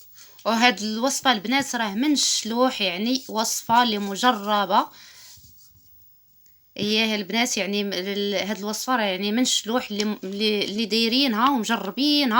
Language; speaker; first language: Arabic; native; Arabic